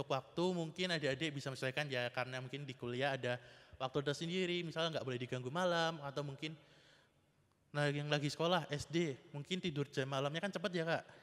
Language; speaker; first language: Indonesian; native; Indonesian